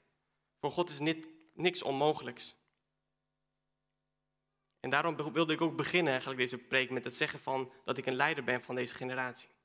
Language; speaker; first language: Dutch; non-native, fluent; Spanish